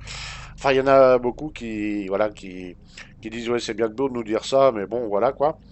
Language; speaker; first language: French; native; French